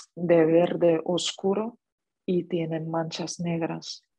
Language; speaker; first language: Spanish; non-native, fluent; Ukrainian